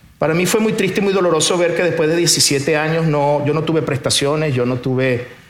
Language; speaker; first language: Spanish; early bilingual, other home language; Portuguese